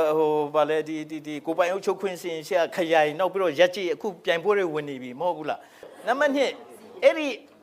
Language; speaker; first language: Burmese; non-native, local second language; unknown